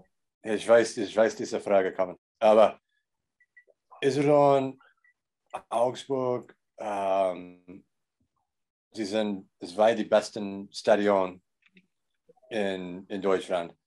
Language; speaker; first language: German; non-native, learner; English